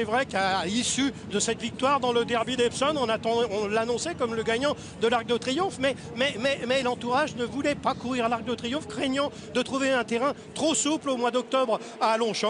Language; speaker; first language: French; native; French